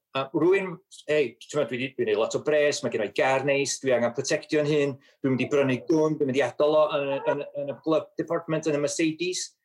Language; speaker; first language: Welsh; native; Welsh